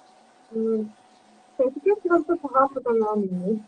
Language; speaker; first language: Indonesian; non-native, learner; Turkish